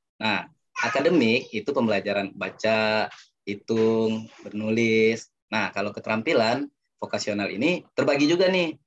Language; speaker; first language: Indonesian; non-native, local second language; Minangkabau